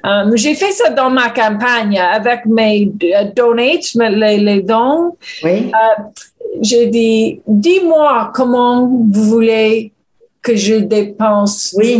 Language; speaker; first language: French; non-native, learner; English